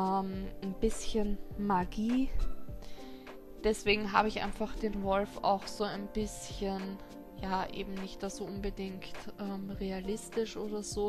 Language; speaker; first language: German; native; German